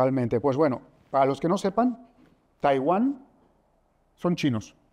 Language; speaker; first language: Spanish; native; Spanish